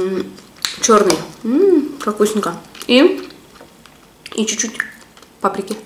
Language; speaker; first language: Russian; native; Russian